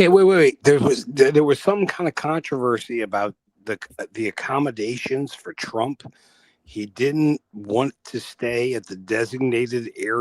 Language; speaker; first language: English; native; English